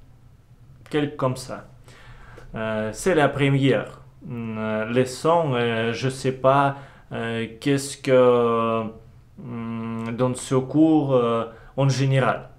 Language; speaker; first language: French; non-native, learner; Russian